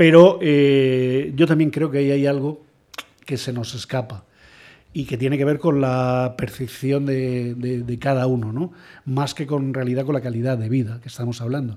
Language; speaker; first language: Spanish; native; Spanish